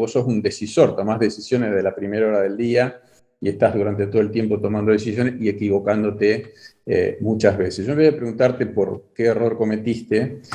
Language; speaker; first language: Spanish; native; Spanish